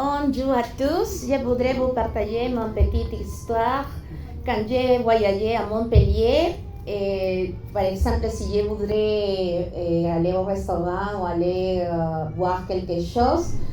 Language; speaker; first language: French; non-native, fluent; Spanish